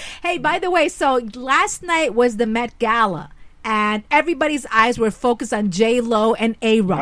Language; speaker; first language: English; early bilingual, other home language; Spanish